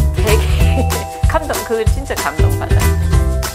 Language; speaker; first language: Korean; non-native, fluent; English